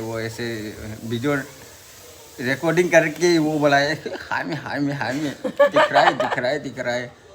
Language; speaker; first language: Hindi; non-native, local second language; Manipuri